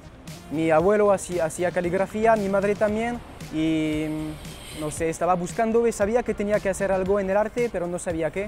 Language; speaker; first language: Spanish; early bilingual, heritage; French